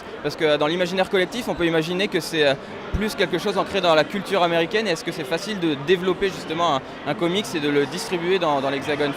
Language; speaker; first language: French; native; French